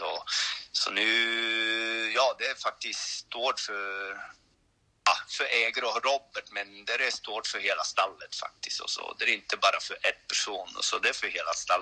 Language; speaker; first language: Swedish; non-native, learner; French